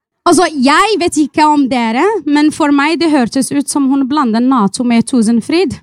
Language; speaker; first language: Norwegian; non-native, fluent; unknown